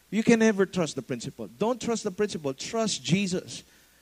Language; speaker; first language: English; non-native, local second language; Filipino